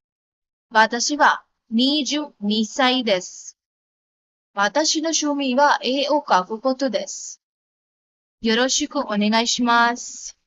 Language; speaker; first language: Japanese; non-native, fluent; Hindi